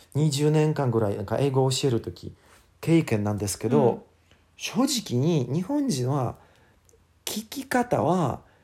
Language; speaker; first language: Japanese; non-native, learner; English